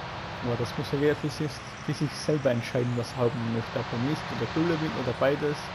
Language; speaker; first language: German; native; German